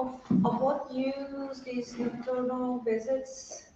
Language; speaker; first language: English; non-native, fluent; Portuguese